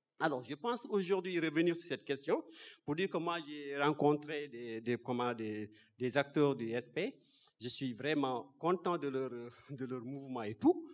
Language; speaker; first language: French; non-native, local second language; Wolof